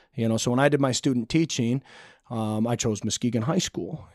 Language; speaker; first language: English; native; English